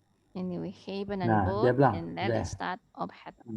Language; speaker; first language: Dutch; non-native, learner; Indonesian